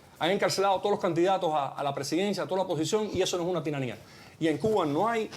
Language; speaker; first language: Spanish; early bilingual, heritage; Spanish